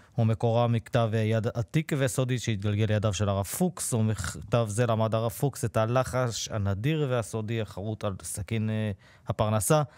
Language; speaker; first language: Hebrew; native; Hebrew